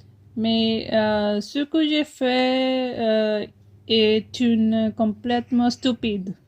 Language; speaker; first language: French; non-native, fluent; Punjabi